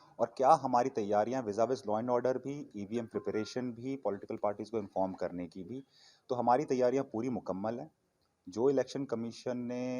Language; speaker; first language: Hindi; non-native, local second language; Punjabi